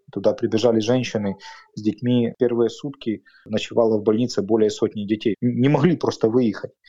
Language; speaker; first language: Russian; native; Russian